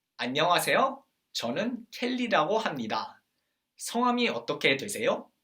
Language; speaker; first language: Korean; non-native, fluent; English